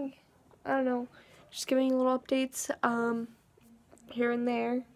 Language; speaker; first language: English; native; English